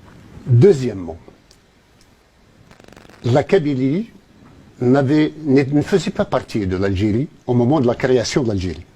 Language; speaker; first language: French; non-native, local second language; Kabyle